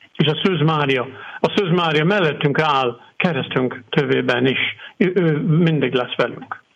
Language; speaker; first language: Hungarian; non-native, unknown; English